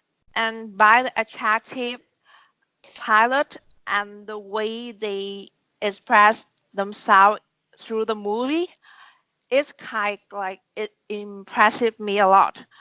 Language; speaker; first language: English; non-native, learner; Vietnamese